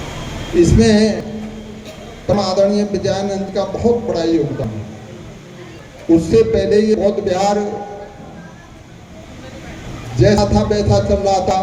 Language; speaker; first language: Hindi; native; Hindi